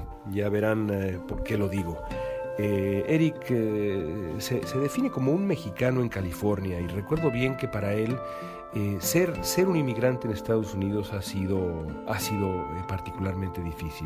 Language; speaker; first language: Spanish; native; Spanish